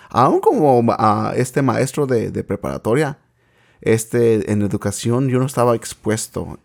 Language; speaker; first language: Spanish; native; Spanish